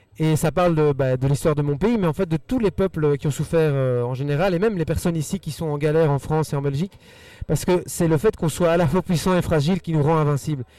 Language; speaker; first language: French; early bilingual, other home language; Spanish